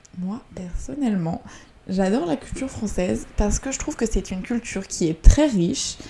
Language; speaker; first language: French; native; French